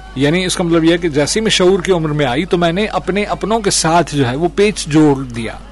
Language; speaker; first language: Urdu; non-native, local second language; Sindhi